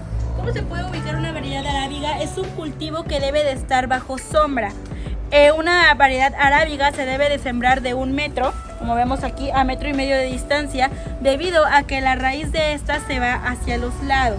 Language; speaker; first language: Spanish; native; Spanish